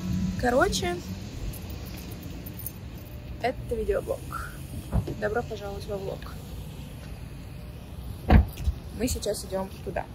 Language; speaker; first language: Russian; native; Russian